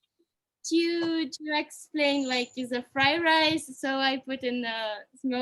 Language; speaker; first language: English; non-native, learner; Portuguese